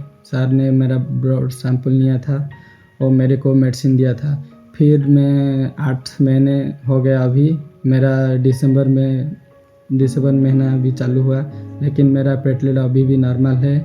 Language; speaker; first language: Hindi; non-native, local second language; Odia